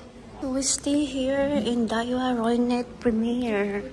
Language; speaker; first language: English; non-native, local second language; Filipino